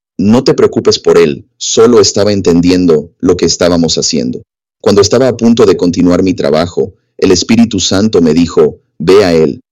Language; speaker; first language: Spanish; non-native, fluent; English